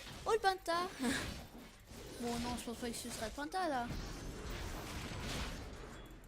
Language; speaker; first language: French; native; French